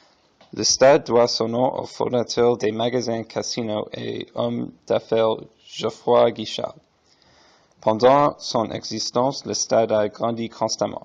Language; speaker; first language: French; non-native, learner; Portuguese